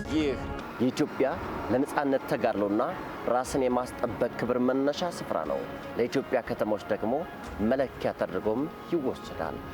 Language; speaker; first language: Amharic; native; Amharic